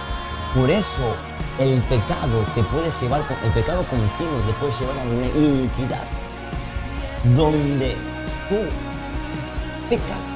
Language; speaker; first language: Spanish; native; Spanish